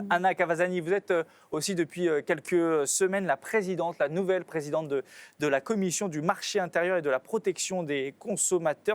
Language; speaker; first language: French; native; French